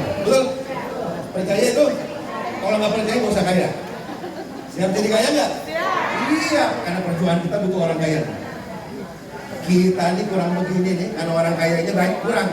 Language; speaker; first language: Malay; non-native, local second language; Sundanese